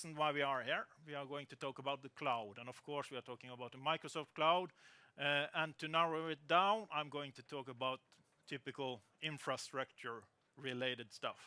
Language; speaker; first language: English; non-native, fluent; Norwegian